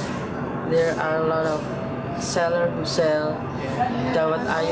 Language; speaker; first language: English; non-native, learner; Indonesian